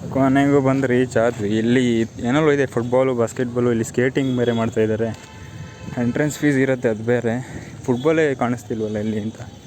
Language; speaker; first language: Kannada; native; Kannada